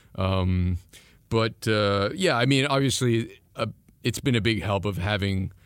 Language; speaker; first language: English; non-native, fluent; French